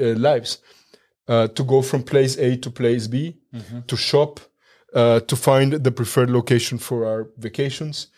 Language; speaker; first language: English; non-native, fluent; Spanish